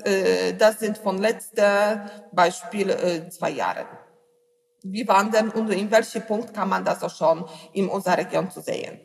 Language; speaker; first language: German; non-native, learner; Polish